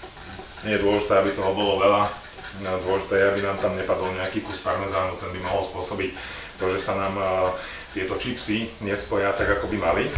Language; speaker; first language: Slovak; native; Slovak